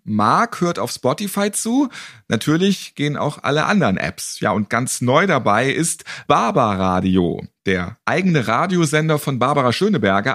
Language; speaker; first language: German; native; German